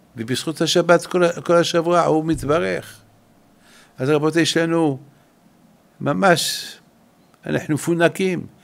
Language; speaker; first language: Hebrew; non-native, fluent; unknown